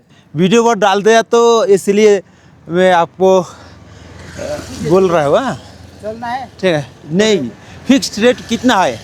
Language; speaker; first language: Hindi; non-native, learner; Bangla